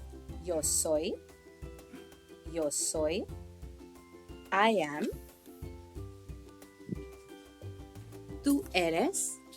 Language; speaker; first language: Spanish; non-native, fluent; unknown